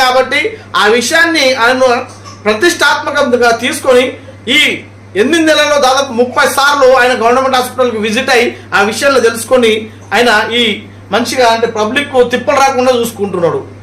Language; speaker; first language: Telugu; non-native, local second language; Marathi